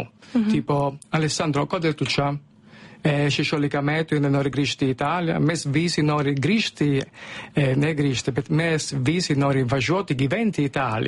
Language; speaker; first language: Lithuanian; non-native, fluent; Italian